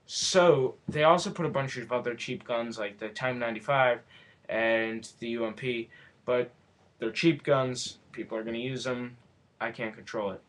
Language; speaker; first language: English; native; English